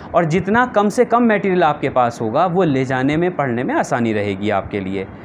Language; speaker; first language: Hindi; native; Hindi